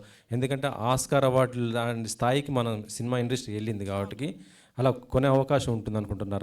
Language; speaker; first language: Telugu; native; Telugu